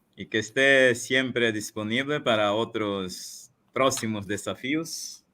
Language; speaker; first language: Spanish; non-native, learner; Portuguese